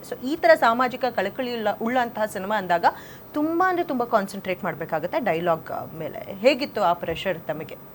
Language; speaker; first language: Kannada; native; Kannada